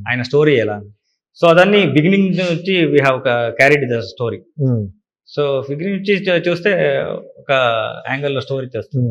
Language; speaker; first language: Telugu; non-native, learner; Kannada